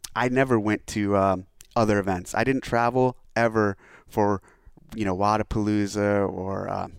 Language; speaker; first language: English; native; English